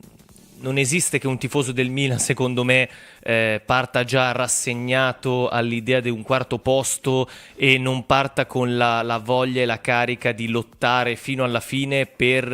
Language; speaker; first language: Italian; native; Italian